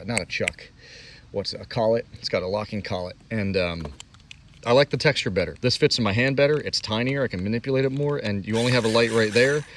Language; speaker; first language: English; native; English